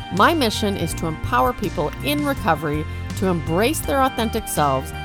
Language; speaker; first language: English; native; English